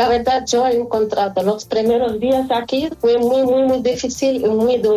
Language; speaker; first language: Spanish; non-native, learner; Arabic